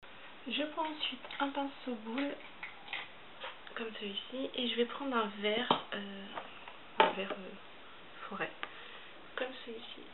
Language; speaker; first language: French; native; French